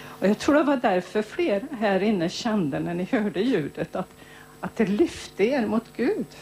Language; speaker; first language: Swedish; native; Swedish